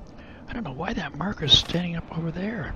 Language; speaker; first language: English; native; English